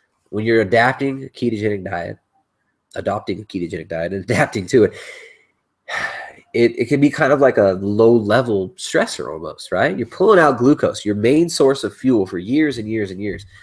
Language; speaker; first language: English; native; English